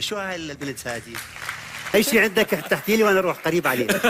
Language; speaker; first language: Arabic; native; Arabic